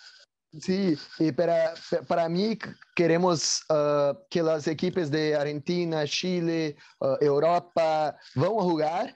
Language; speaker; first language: Spanish; non-native, learner; Portuguese